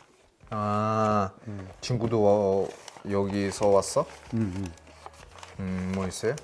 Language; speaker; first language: Korean; non-native, learner; Russian